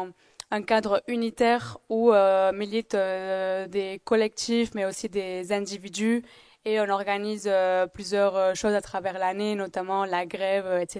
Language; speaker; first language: French; native; French